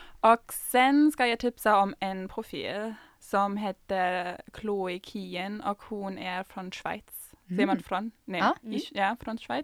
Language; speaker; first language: Swedish; non-native, fluent; German